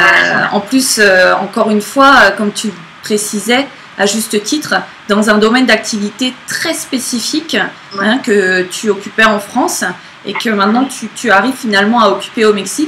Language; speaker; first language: French; native; French